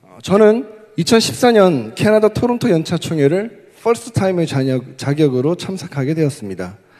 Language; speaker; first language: Korean; native; Korean